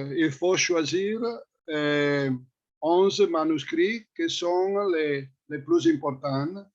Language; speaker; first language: French; non-native, fluent; Italian